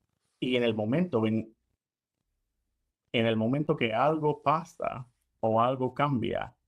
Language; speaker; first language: Spanish; non-native, fluent; English